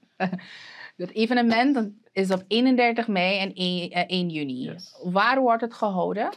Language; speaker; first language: Dutch; native; Dutch